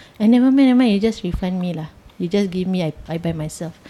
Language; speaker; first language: English; non-native, local second language; Malay